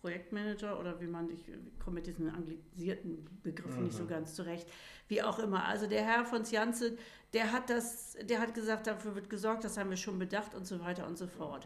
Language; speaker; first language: German; native; German